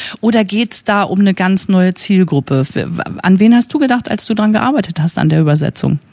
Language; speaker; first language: German; native; German